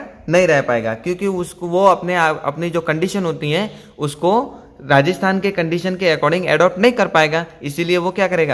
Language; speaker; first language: Hindi; native; Hindi